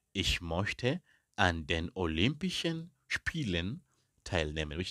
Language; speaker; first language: German; non-native, fluent; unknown